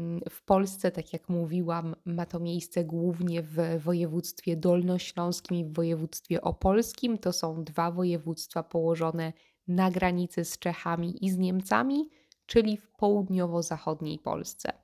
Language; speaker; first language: Polish; native; Polish